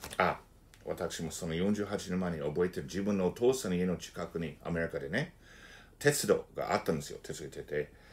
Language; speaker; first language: Japanese; non-native, fluent; English